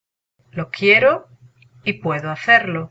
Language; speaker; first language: Spanish; non-native, learner; English